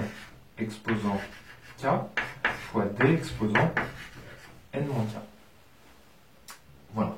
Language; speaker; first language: French; native; French